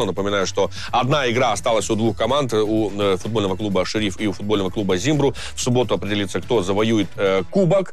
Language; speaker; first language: Russian; native; Russian